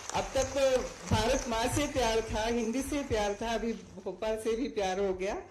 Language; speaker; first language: Hindi; non-native, fluent; Sinhala